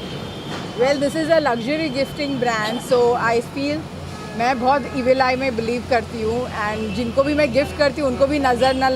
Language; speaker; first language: Hindi; native; Hindi